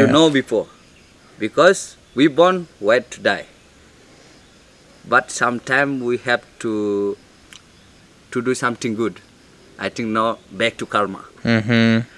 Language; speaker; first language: English; non-native, learner; Indonesian